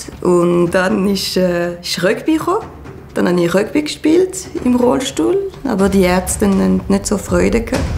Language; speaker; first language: German; non-native, local second language; French